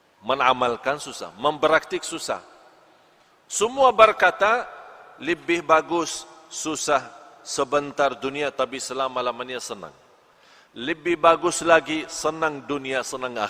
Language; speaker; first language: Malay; non-native, fluent; Arabic